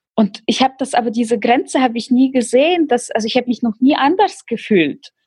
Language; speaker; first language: German; early bilingual, other home language; Russian